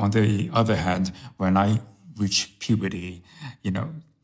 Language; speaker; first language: English; early bilingual, other home language; Chinese